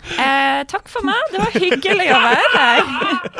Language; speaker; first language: Norwegian; native; Norwegian